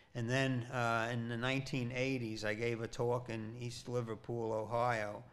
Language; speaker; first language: English; native; English